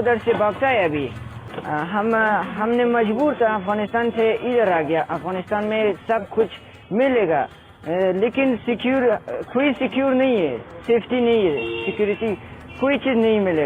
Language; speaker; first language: Hindi; non-native, learner; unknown